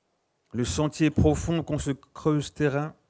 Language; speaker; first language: French; native; French